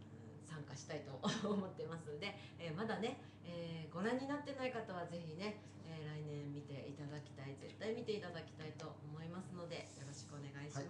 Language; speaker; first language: Japanese; native; Japanese